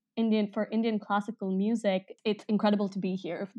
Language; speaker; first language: English; non-native, local second language; Hindi